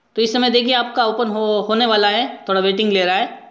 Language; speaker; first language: Hindi; native; Hindi